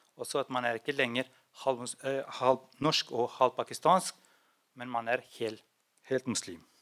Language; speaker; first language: Norwegian; non-native, fluent; Albanian